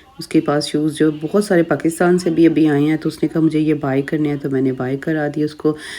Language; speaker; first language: Urdu; native; Urdu